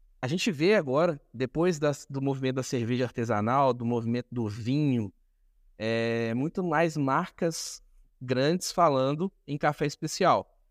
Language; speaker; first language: Portuguese; native; Portuguese